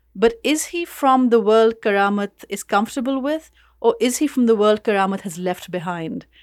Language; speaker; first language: English; non-native, local second language; Urdu